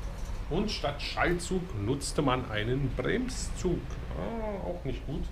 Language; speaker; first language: German; native; German